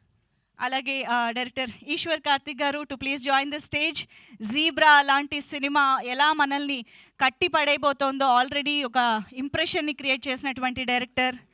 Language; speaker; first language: Telugu; native; Telugu